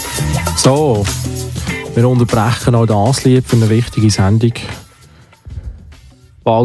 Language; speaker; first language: German; native; German